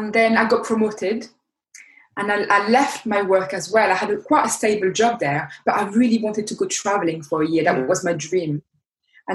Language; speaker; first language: English; non-native, fluent; French